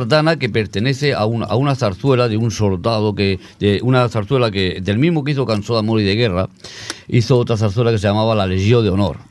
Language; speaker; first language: Spanish; native; Spanish